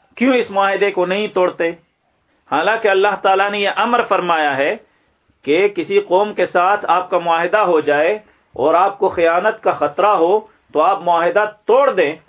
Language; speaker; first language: Urdu; non-native, local second language; Pashto